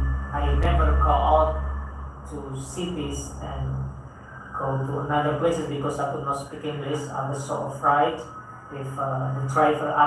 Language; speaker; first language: English; non-native, fluent; Indonesian